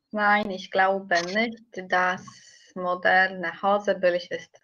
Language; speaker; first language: German; non-native, learner; Polish